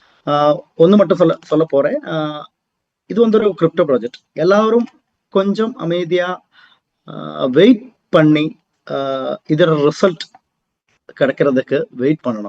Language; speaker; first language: Tamil; non-native, learner; Malayalam